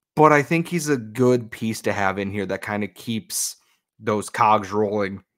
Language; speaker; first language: English; native; English